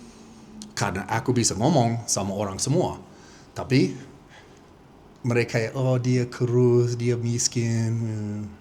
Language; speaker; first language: Indonesian; non-native, fluent; English